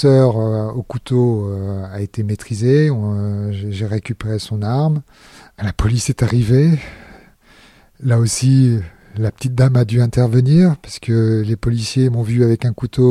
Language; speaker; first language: French; native; French